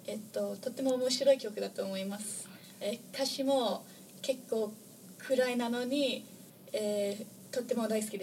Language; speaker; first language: Japanese; non-native, fluent; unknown